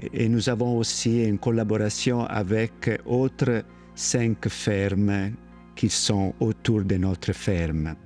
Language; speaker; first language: French; non-native, learner; Italian